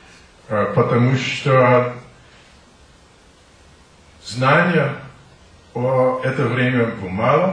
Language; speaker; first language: Russian; non-native, learner; English